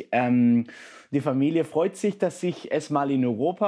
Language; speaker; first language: German; non-native, fluent; Spanish